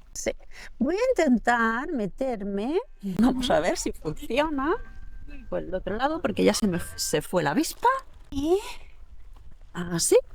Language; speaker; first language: Spanish; native; Spanish